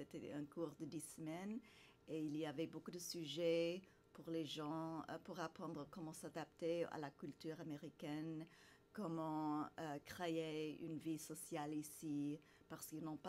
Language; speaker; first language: French; non-native, fluent; English